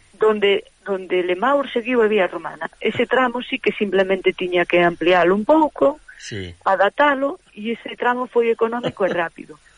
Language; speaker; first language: Galician; native; Galician